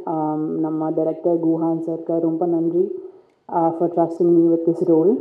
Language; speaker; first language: Tamil; non-native, learner; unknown